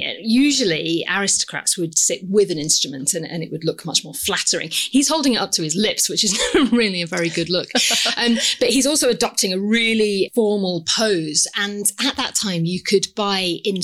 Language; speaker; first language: English; native; English